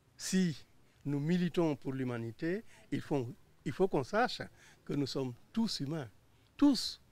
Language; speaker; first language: French; non-native, local second language; Wolof